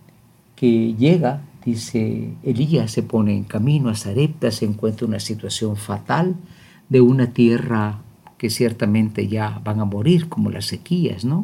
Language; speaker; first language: Spanish; native; Spanish